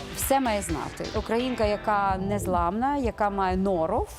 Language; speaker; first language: Ukrainian; native; Ukrainian